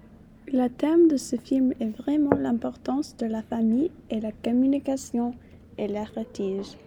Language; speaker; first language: French; non-native, learner; English